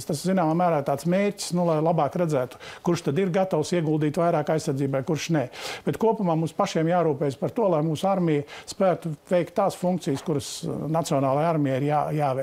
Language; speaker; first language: Latvian; native; Latvian